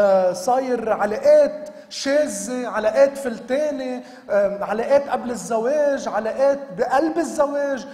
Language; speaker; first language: Arabic; native; Arabic